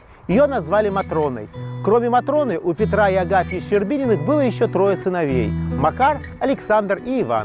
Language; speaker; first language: Russian; native; Russian